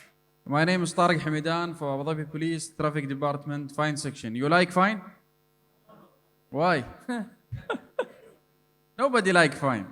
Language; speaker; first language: English; non-native, learner; Arabic